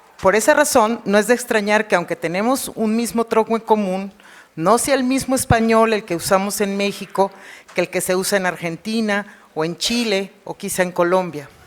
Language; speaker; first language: Spanish; native; Spanish